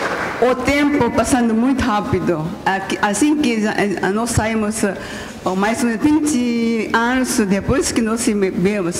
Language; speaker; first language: Portuguese; non-native, learner; Korean